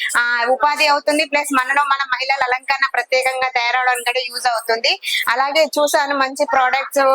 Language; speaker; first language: Telugu; native; Telugu